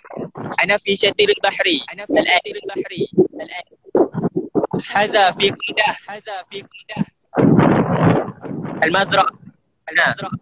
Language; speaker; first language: Arabic; non-native, learner; Indonesian